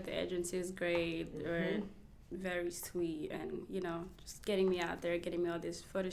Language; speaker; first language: English; non-native, local second language; Kinyarwanda